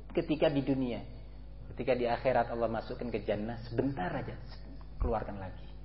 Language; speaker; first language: Malay; non-native, local second language; Madurese